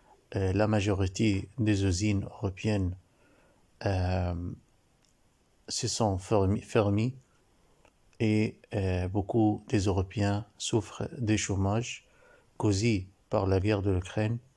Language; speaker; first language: French; non-native, learner; Arabic